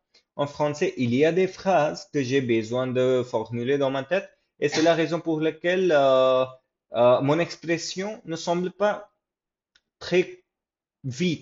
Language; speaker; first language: French; non-native, fluent; English